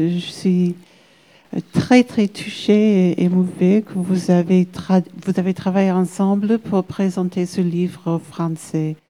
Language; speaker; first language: French; non-native, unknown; English